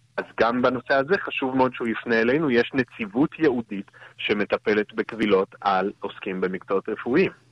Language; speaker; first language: Hebrew; native; Hebrew